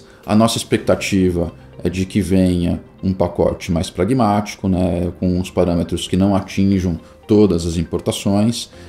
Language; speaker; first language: Portuguese; native; Portuguese